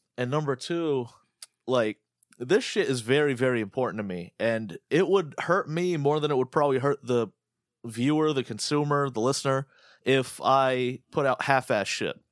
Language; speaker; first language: English; early bilingual, other home language; Arabic